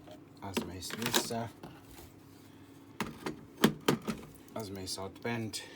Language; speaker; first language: Hungarian; non-native, learner; English